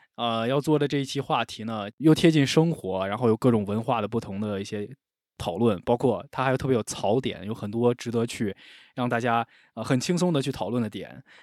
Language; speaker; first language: Chinese; native; Chinese